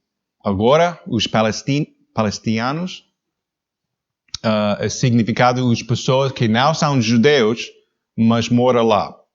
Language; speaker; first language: Portuguese; non-native, learner; English